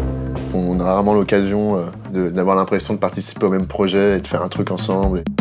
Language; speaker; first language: French; native; French